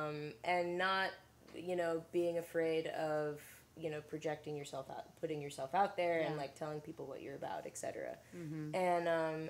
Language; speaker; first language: English; native; English